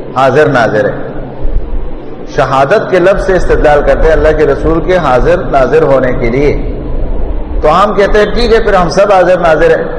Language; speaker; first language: Urdu; non-native, local second language; Pashto